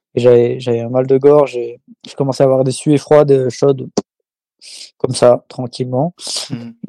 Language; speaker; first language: French; native; French